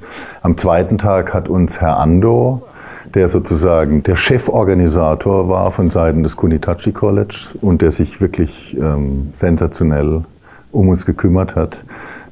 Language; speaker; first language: German; native; German